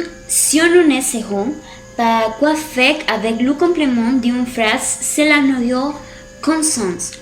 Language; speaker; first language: French; non-native, learner; Spanish